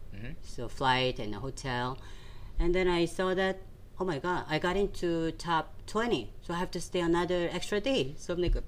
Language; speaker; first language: English; non-native, fluent; Korean